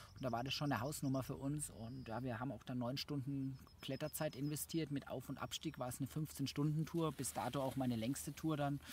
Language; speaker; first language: German; native; German